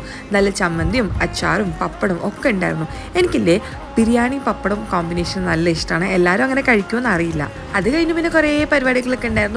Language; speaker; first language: Malayalam; native; Malayalam